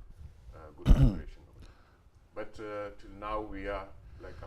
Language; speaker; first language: English; non-native, learner; Wolof